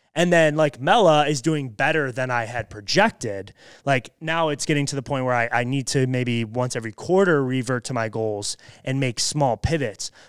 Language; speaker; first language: English; native; English